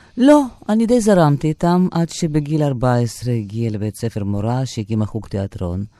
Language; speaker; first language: Hebrew; non-native, fluent; Russian